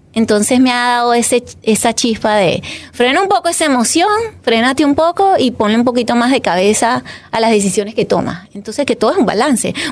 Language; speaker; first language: Spanish; native; Spanish